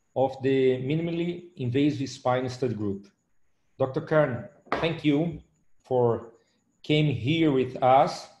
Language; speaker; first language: English; non-native, learner; Portuguese